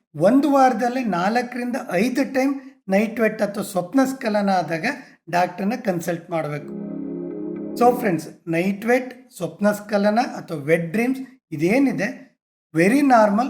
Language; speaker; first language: Kannada; native; Kannada